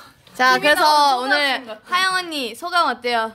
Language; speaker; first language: Korean; native; Korean